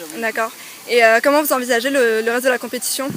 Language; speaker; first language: French; native; French